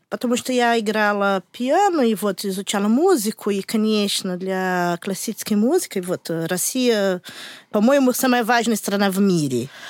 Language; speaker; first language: Russian; non-native, learner; Portuguese